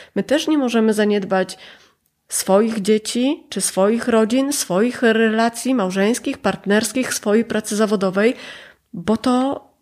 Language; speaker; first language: Polish; native; Polish